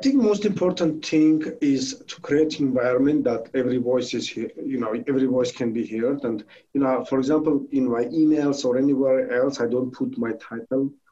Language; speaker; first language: English; non-native, fluent; Armenian